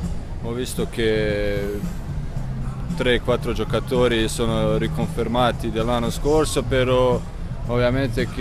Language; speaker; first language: Italian; non-native, fluent; Croatian